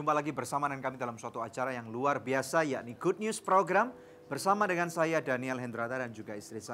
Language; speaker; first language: Indonesian; native; Indonesian